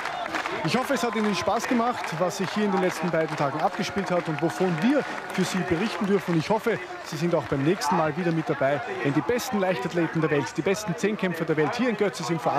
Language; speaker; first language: German; native; German